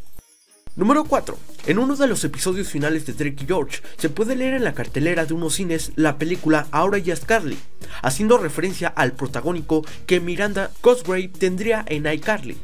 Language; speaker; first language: Spanish; native; Spanish